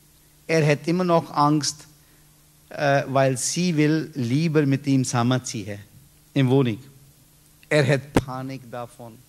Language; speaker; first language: German; non-native, learner; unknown